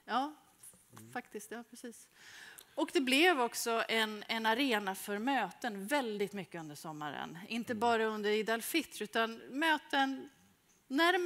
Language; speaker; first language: Swedish; native; Swedish